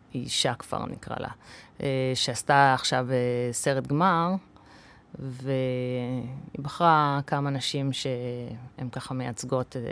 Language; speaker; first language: Hebrew; early bilingual, other home language; English